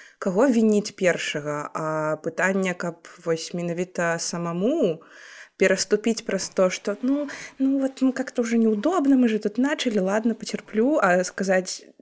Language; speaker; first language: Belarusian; non-native, local second language; Russian